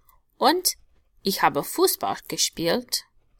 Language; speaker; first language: German; non-native, fluent; English